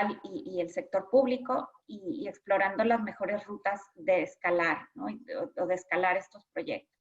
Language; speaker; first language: Spanish; native; Spanish